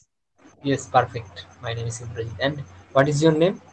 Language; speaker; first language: English; non-native, local second language; Bangla